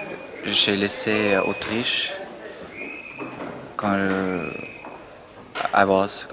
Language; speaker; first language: French; non-native, fluent; German